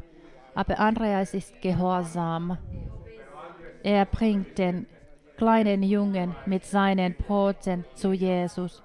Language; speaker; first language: German; non-native, fluent; Finnish